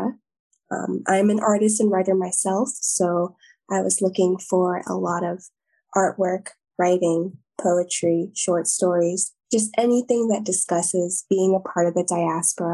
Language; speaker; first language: English; native; English